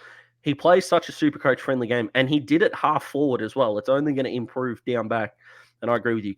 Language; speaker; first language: English; native; English